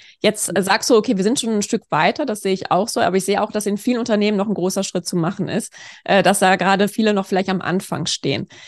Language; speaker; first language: German; native; German